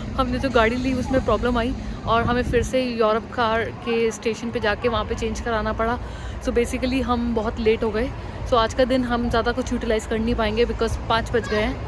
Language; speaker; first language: Hindi; native; Hindi